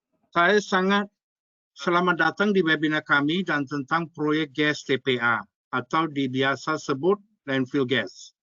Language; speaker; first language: Indonesian; non-native, fluent; English